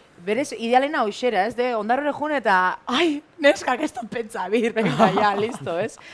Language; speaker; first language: Basque; native; Basque